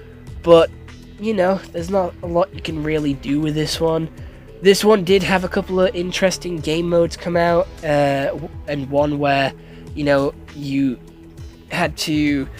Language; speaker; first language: English; native; English